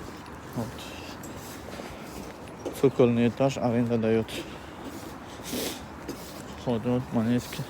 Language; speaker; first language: Russian; non-native, fluent; Tajik